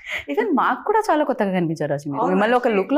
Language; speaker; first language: Telugu; native; Telugu